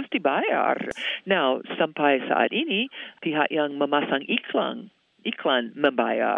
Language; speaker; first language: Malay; non-native, fluent; English